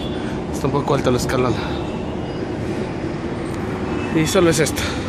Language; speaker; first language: Spanish; native; Spanish